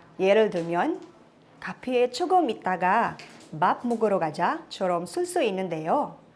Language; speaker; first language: Korean; non-native, fluent; Filipino